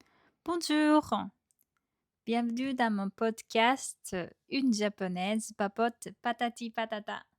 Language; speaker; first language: French; non-native, fluent; Japanese